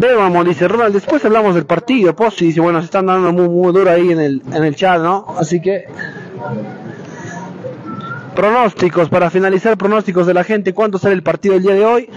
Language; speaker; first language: Spanish; native; Spanish